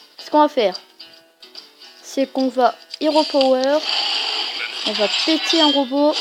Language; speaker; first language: French; native; French